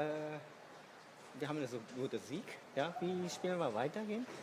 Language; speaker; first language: German; non-native, fluent; Japanese